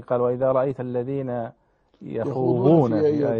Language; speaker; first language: Arabic; native; Arabic